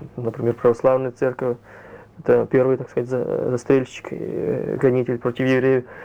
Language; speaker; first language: Russian; native; Russian